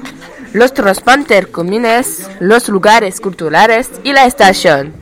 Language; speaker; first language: Spanish; non-native, learner; French